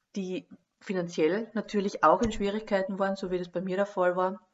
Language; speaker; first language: German; native; German